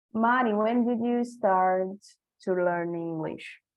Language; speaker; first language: English; non-native, learner; Portuguese